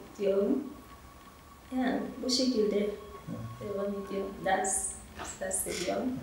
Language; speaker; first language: Turkish; non-native, learner; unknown